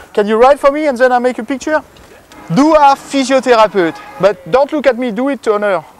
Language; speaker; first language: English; non-native, fluent; French